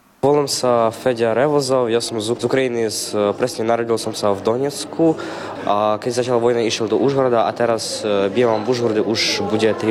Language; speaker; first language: Slovak; non-native, learner; Russian